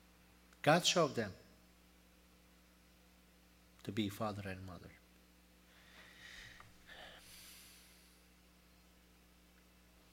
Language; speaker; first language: English; non-native, learner; Turkish